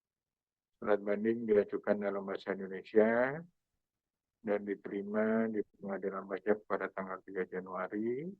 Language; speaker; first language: Indonesian; native; Indonesian